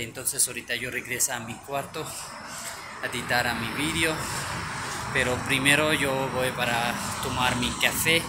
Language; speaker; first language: Spanish; non-native, learner; Urdu